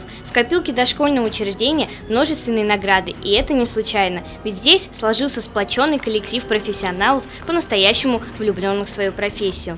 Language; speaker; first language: Russian; native; Russian